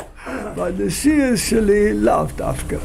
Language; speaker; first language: Hebrew; non-native, fluent; English